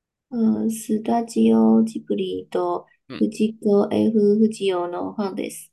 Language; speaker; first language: Japanese; non-native, learner; Chinese